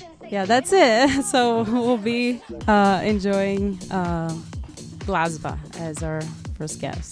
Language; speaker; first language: English; non-native, fluent; Portuguese